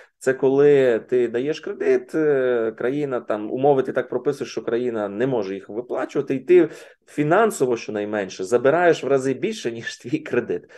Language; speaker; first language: Ukrainian; native; Ukrainian